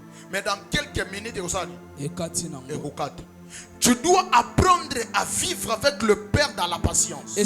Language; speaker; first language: French; non-native, local second language; Lingala